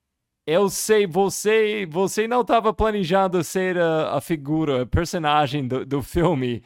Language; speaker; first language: Portuguese; non-native, fluent; English